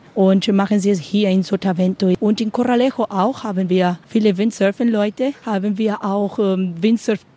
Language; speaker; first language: German; non-native, learner; Spanish